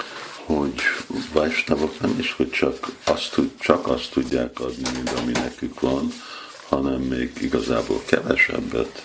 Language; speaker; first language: Hungarian; non-native, fluent; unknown